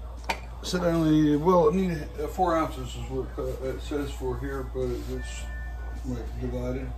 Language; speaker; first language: English; native; English